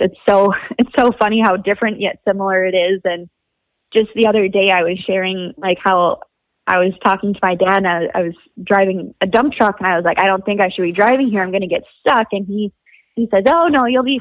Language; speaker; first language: English; native; English